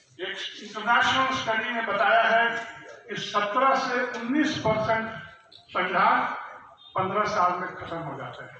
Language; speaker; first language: Hindi; non-native, local second language; Bhojpuri